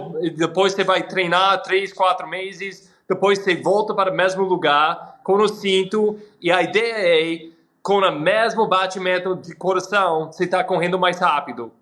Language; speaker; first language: Portuguese; non-native, fluent; English